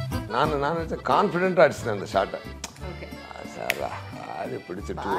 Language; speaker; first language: Tamil; native; Tamil